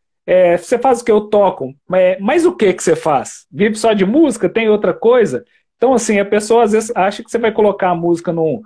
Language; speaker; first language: Portuguese; native; Portuguese